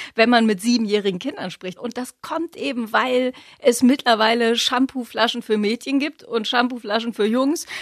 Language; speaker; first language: German; native; German